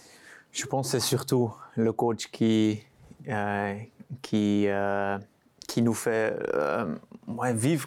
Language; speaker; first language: French; non-native, local second language; Dutch